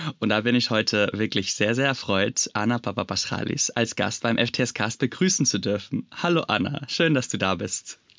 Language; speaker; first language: German; native; German